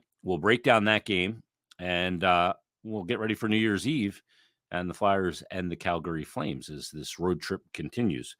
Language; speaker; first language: English; native; English